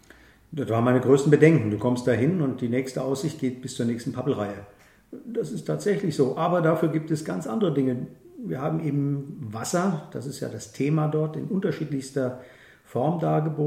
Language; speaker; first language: German; native; German